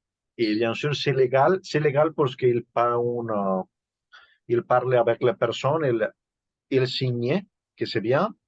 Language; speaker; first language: French; non-native, learner; Spanish